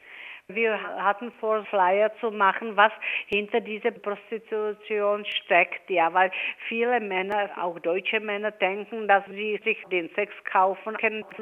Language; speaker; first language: German; non-native, fluent; Czech